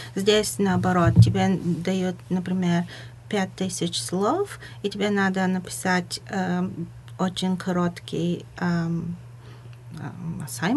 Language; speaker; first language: Russian; non-native, fluent; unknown